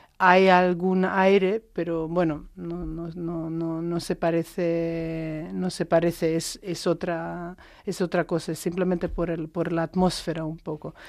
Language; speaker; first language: Spanish; non-native, fluent; Macedonian